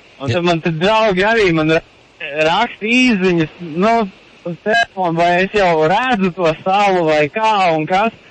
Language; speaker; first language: Latvian; native; Latvian